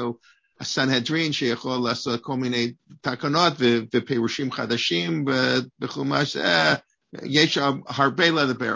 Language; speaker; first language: Hebrew; non-native, fluent; English